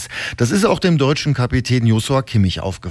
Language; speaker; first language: German; native; German